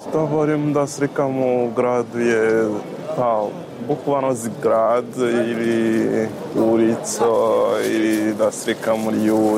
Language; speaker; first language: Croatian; non-native, learner; Rundi